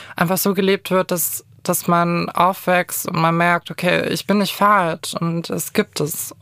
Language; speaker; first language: German; native; German